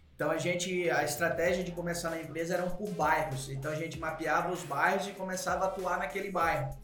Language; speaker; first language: Portuguese; native; Portuguese